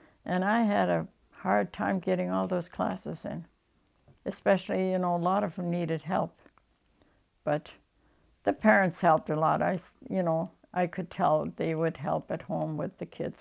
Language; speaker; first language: English; early bilingual, other home language; German